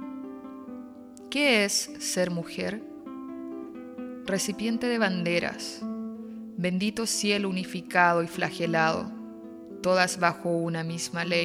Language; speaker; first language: English; non-native, fluent; Spanish